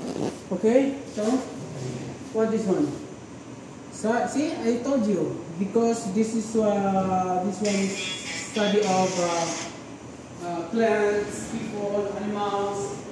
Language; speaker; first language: English; non-native, local second language; Filipino